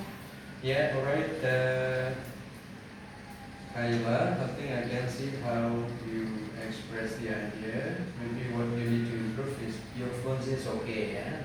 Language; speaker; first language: English; non-native, fluent; Indonesian